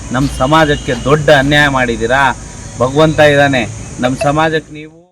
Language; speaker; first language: Kannada; non-native, local second language; Lambadi